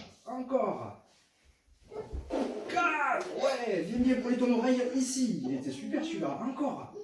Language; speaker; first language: French; native; French